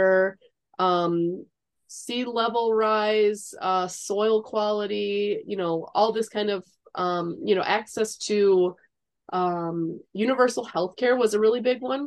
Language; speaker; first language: English; native; English